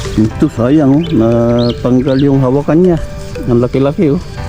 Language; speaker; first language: Filipino; non-native, local second language; Pangasinan